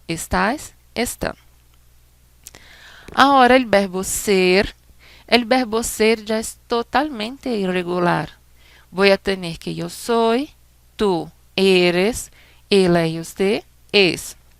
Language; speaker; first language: Spanish; non-native, fluent; Portuguese